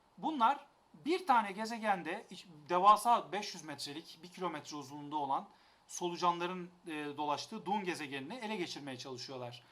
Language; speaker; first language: Turkish; native; Turkish